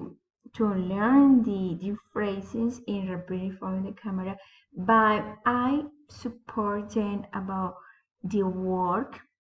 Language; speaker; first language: English; non-native, learner; Spanish